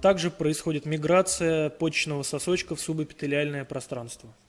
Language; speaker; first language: Russian; native; Russian